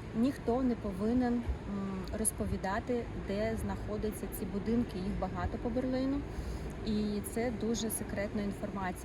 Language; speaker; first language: Ukrainian; non-native, local second language; Russian